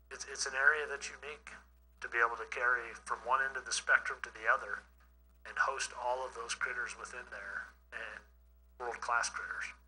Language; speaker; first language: English; native; English